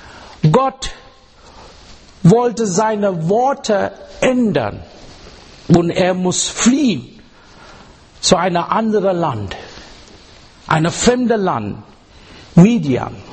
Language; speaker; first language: German; non-native, learner; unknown